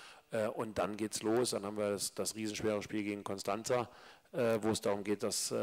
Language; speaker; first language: German; native; German